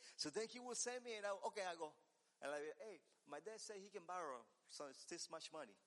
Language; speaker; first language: English; non-native, learner; Spanish